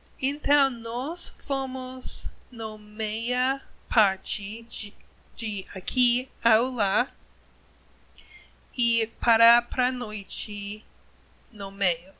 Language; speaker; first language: Portuguese; non-native, learner; English